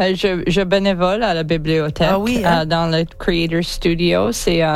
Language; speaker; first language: French; non-native, learner; English